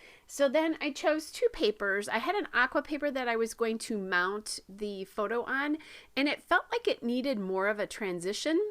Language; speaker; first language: English; native; English